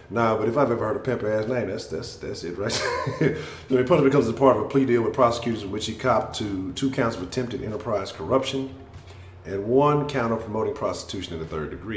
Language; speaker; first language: English; native; English